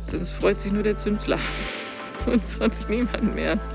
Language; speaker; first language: German; native; German